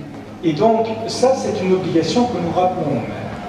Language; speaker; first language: French; native; French